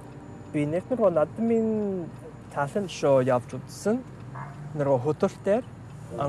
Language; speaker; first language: Mongolian; non-native, learner; English